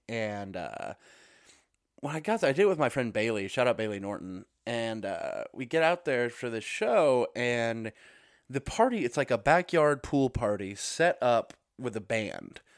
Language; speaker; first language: English; native; English